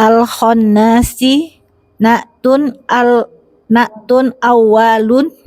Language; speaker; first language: Arabic; non-native, learner; Indonesian